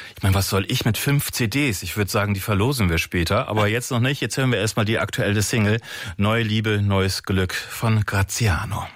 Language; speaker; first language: German; native; German